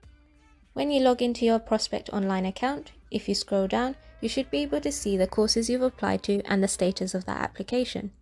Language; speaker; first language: English; native; English